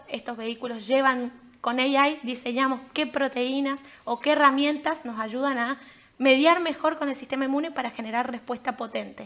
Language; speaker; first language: Spanish; native; Spanish